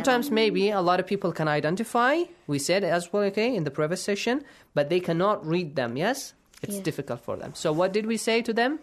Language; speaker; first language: English; non-native, fluent; Persian